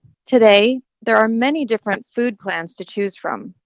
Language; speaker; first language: English; native; English